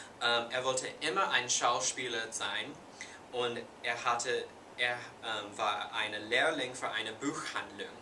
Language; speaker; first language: German; non-native, learner; English